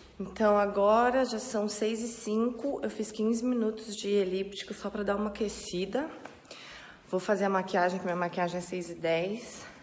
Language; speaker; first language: Portuguese; native; Portuguese